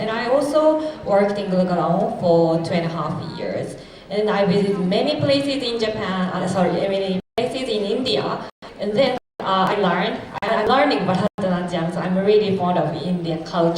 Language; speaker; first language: English; non-native, fluent; Japanese